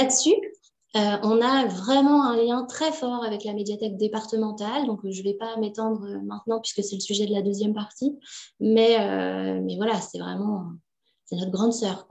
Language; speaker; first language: French; native; French